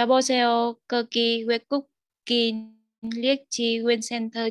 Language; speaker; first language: Korean; non-native, learner; Vietnamese